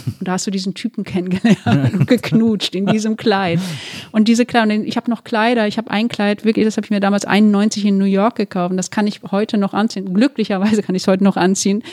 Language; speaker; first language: German; early bilingual, other home language; Turkish